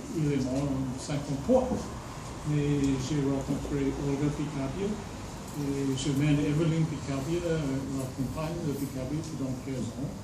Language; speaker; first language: French; non-native, fluent; English